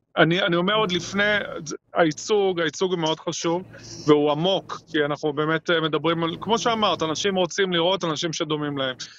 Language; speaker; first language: Hebrew; native; Hebrew